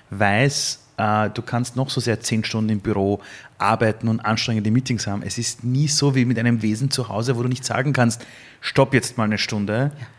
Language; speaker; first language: German; early bilingual, other home language; Persian